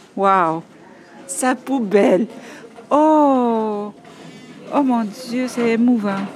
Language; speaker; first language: French; non-native, fluent; Spanish